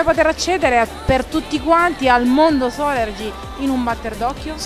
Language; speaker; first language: Italian; native; Italian